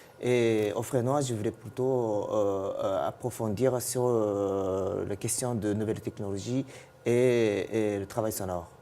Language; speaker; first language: French; non-native, fluent; Japanese